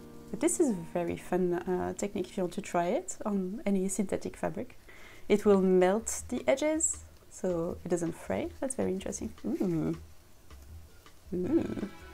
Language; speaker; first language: English; non-native, fluent; French